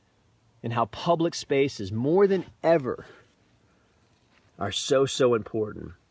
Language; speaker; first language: English; native; English